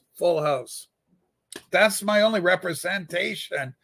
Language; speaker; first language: English; native; English